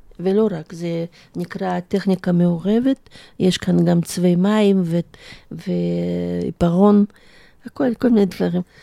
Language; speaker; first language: Hebrew; non-native, fluent; Russian